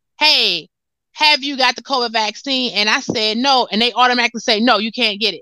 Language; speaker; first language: English; native; English